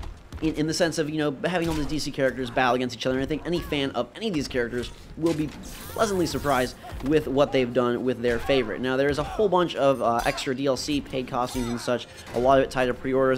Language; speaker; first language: English; native; English